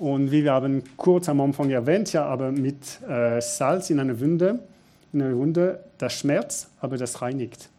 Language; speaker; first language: German; non-native, fluent; French